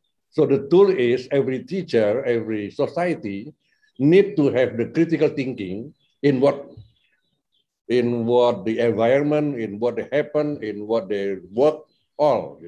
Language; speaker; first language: English; non-native, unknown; Indonesian